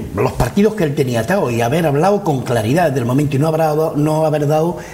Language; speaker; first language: Spanish; non-native, local second language; Catalan